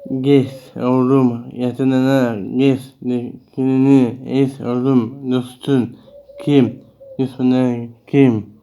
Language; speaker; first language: Turkish; early bilingual, heritage; Turkish